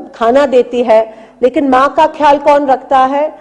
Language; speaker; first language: Hindi; non-native, local second language; Marathi